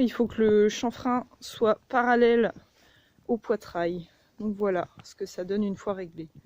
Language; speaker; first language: French; native; French